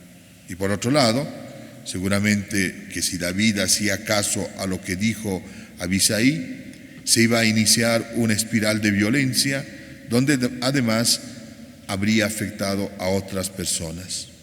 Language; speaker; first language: Spanish; native; Spanish